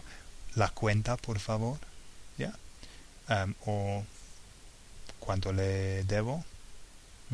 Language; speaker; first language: Spanish; non-native, learner; English